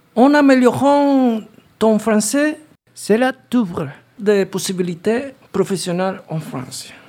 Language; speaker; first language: French; non-native, learner; Spanish